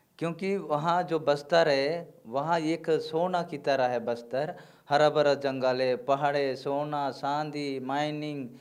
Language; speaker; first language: Hindi; non-native, local second language; Gondi